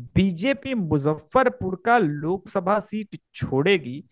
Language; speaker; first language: Hindi; native; Hindi